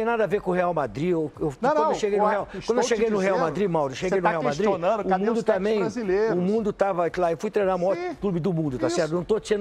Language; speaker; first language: Portuguese; native; Portuguese